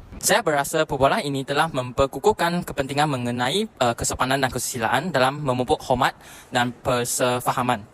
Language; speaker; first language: Malay; non-native, local second language; Chinese